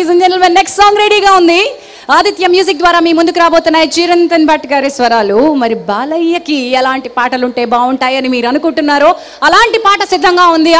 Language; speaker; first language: Telugu; native; Telugu